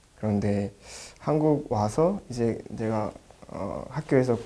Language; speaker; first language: Korean; early bilingual, other home language; Nepali